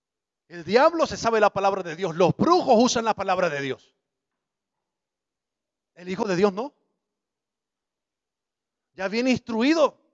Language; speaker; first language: Spanish; native; Spanish